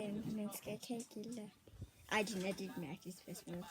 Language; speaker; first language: Danish; early bilingual, other home language; Vietnamese